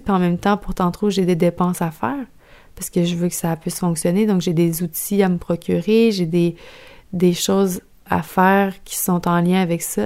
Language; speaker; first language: French; native; French